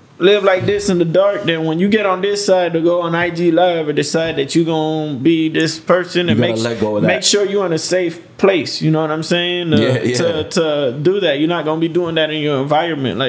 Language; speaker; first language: English; native; English